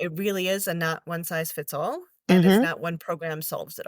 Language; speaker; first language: English; native; English